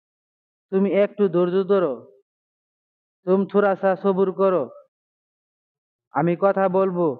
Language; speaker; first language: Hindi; non-native, learner; Bangla